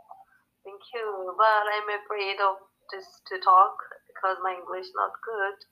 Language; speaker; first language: English; non-native, learner; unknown